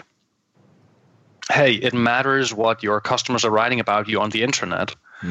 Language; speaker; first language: English; non-native, fluent; Danish